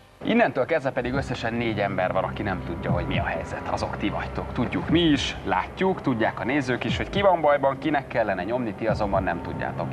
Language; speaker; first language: Hungarian; native; Hungarian